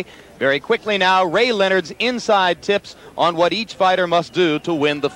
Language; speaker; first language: English; native; English